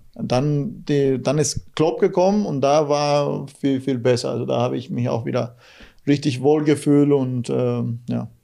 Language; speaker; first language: German; non-native, fluent; Guarani